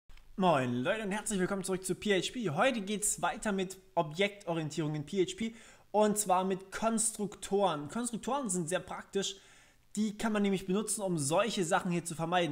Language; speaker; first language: German; native; German